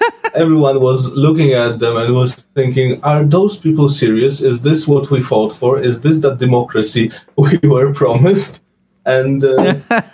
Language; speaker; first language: English; non-native, fluent; Polish